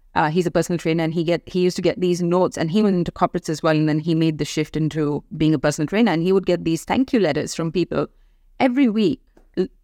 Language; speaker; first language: English; non-native, local second language; Hindi